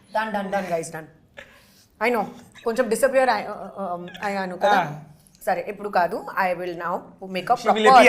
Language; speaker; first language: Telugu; non-native, local second language; Hindi